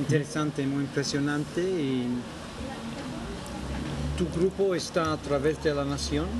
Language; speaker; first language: Spanish; non-native, fluent; English